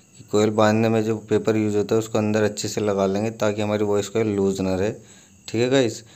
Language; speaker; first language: Hindi; native; Hindi